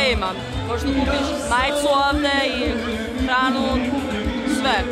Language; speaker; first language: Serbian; early bilingual, heritage; Serbian